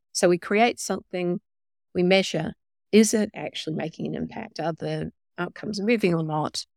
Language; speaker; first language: English; native; English